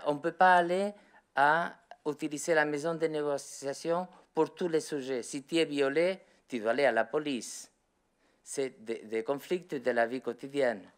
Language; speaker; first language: French; non-native, learner; Spanish